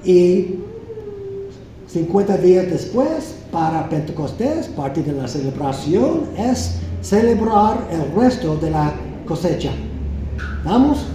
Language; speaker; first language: Spanish; non-native, fluent; English